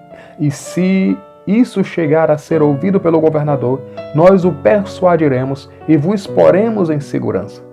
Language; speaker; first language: Portuguese; native; Portuguese